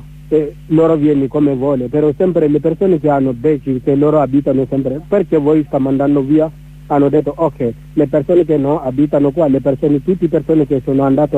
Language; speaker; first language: Italian; non-native, learner; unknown